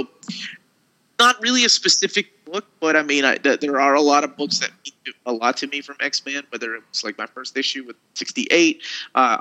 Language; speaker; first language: English; early bilingual, other home language; Spanish